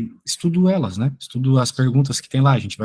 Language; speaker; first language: Portuguese; native; Portuguese